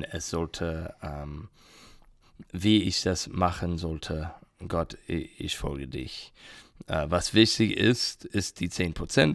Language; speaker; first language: German; non-native, learner; English